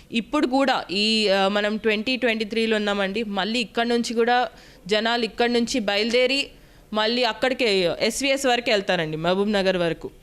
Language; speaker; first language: Telugu; native; Telugu